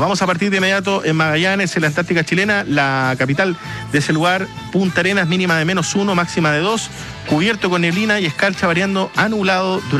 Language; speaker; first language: Spanish; native; Spanish